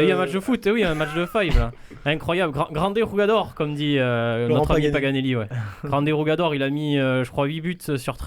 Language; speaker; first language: French; native; French